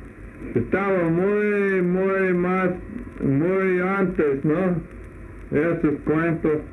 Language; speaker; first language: Spanish; non-native, learner; English